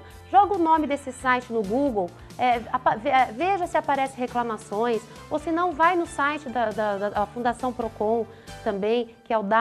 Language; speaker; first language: Portuguese; native; Portuguese